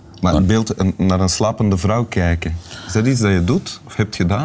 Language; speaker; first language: Dutch; native; Dutch